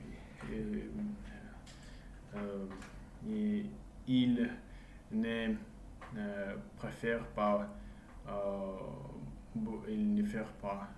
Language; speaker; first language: French; non-native, learner; English